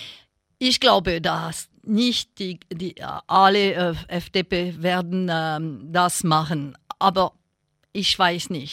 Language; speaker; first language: German; non-native, local second language; French